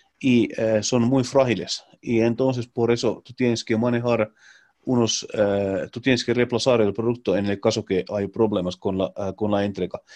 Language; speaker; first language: Spanish; non-native, learner; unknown